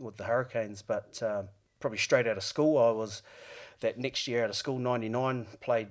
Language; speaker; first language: English; native; English